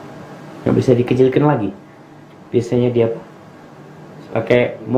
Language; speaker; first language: Indonesian; native; Indonesian